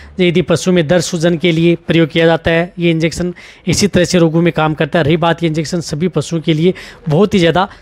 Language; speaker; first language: Hindi; native; Hindi